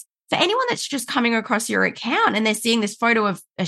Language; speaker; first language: English; native; English